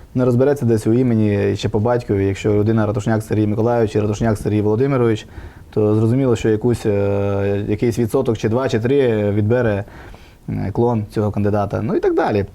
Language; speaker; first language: Ukrainian; native; Ukrainian